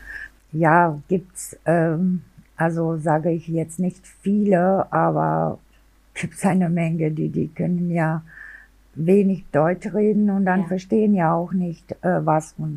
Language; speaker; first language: German; non-native, local second language; Albanian